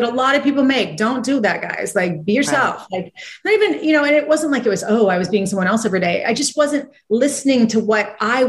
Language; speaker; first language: English; native; English